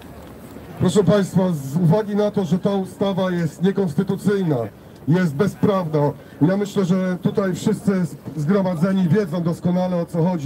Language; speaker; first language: Polish; native; Polish